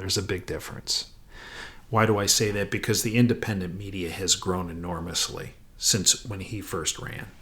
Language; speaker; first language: English; native; English